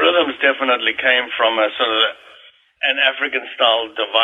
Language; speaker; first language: English; native; English